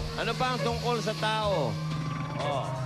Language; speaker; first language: Filipino; native; Filipino